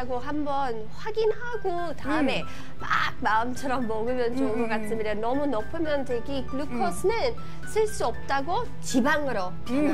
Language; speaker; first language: Korean; non-native, learner; English